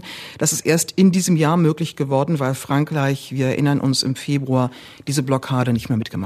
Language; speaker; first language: German; native; German